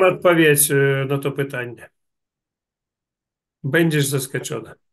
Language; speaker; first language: Polish; non-native, learner; Russian